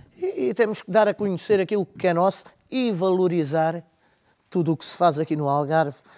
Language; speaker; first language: Portuguese; native; Portuguese